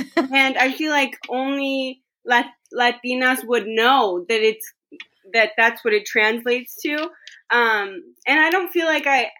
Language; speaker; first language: English; native; English